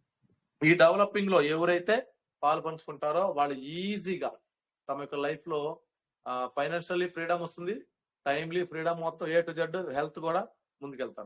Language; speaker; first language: Telugu; native; Telugu